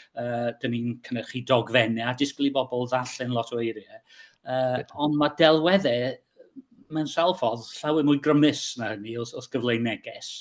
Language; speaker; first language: Welsh; non-native, local second language; English